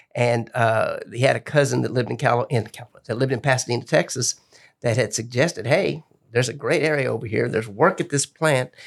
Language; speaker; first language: English; early bilingual, other home language; Spanish